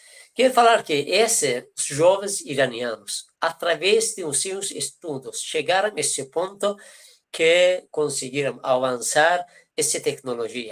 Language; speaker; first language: Portuguese; non-native, fluent; Persian